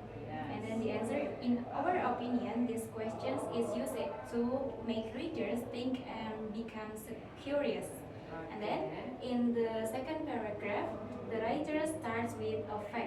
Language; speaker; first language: English; non-native, learner; Indonesian